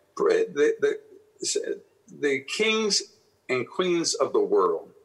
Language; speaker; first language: English; native; English